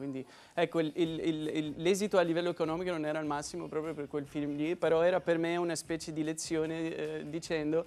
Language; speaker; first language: Italian; non-native, fluent; Arabic